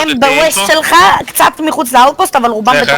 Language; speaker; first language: Hebrew; native; Hebrew